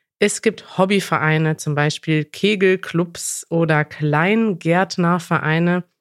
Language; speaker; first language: German; native; German